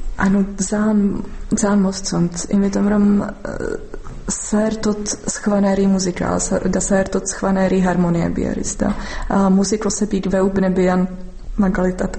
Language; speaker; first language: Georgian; non-native, fluent; Czech